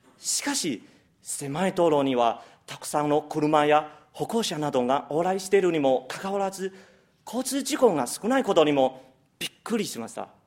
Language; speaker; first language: Japanese; non-native, fluent; Chinese